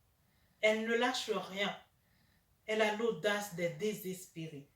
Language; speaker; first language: French; native; French